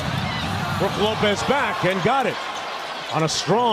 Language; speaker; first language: English; native; English